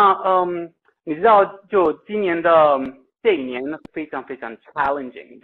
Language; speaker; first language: Chinese; non-native, fluent; Italian